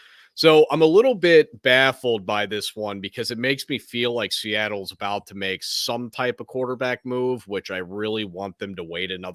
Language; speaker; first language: English; native; English